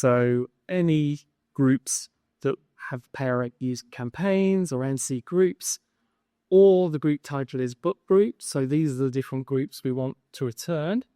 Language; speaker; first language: English; native; English